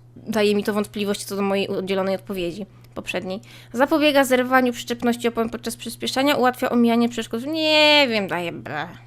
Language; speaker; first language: Polish; native; Polish